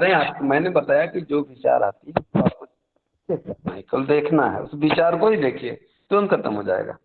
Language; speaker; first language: Hindi; native; Hindi